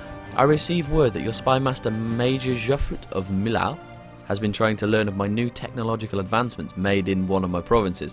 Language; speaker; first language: English; native; English